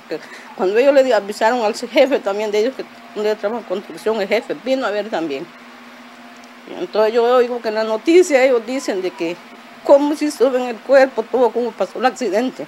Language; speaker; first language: Spanish; native; Spanish